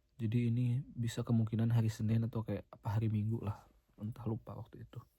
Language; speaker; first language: Indonesian; native; Indonesian